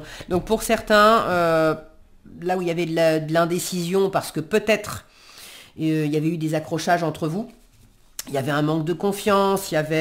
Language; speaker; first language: French; native; French